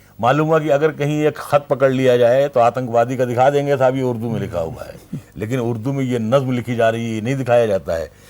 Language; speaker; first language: Urdu; native; Urdu